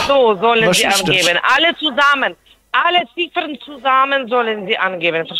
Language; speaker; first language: German; non-native, fluent; Polish